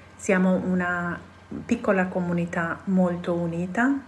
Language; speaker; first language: Italian; non-native, fluent; Persian